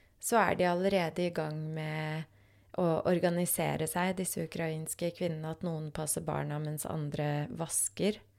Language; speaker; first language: Norwegian; early bilingual, other home language; Polish